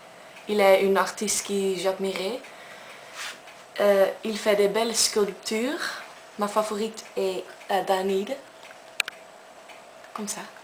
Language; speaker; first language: French; non-native, learner; Dutch